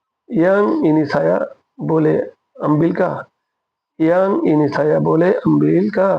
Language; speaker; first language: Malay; non-native, fluent; Bangla